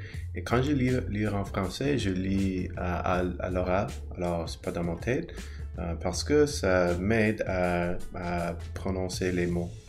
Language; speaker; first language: French; non-native, learner; English